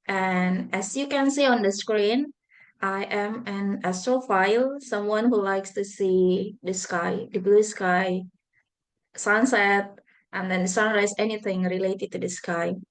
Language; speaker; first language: English; non-native, fluent; Buginese